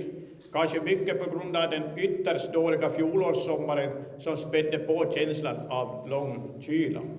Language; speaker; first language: Swedish; native; Swedish